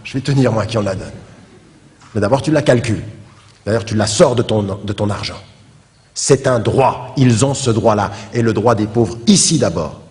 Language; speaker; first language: French; native; French